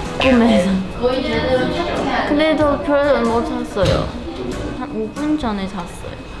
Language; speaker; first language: Korean; non-native, learner; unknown